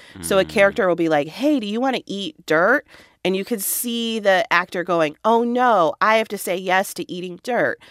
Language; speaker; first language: English; native; English